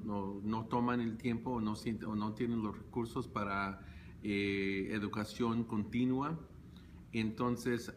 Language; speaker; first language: Spanish; early bilingual, heritage; Spanish